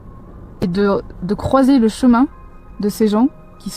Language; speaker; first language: French; native; French